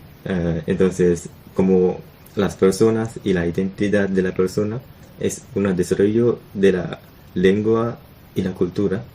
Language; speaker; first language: Spanish; non-native, learner; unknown